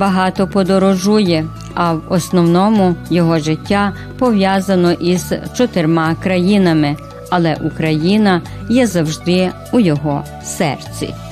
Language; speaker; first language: Ukrainian; early bilingual, heritage; Ukrainian